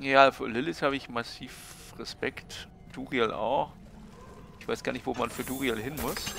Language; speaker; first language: German; native; German